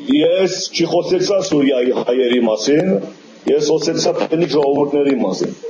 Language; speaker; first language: Armenian; early bilingual, heritage; Armenian